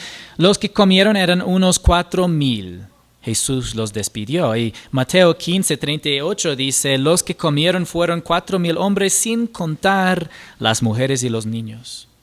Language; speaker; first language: Spanish; non-native, fluent; English